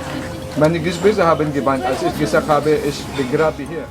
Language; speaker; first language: German; non-native, learner; Filipino